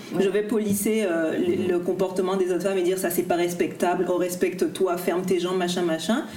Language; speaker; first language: French; native; French